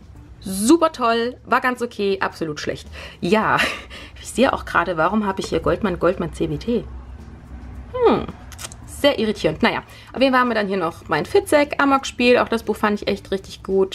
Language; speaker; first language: German; native; German